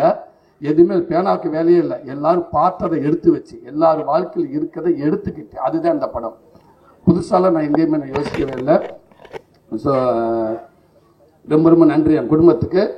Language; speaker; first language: Tamil; native; Tamil